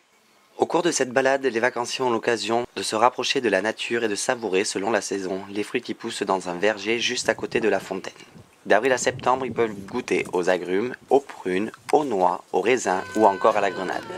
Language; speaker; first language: French; native; French